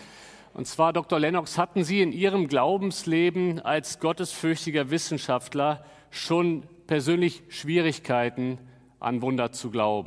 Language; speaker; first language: German; native; German